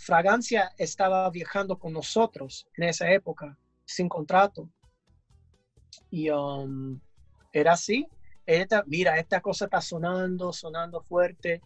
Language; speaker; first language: Spanish; early bilingual, heritage; English